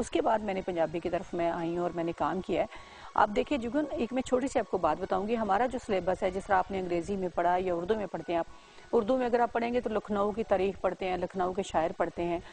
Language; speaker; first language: Urdu; non-native, local second language; Punjabi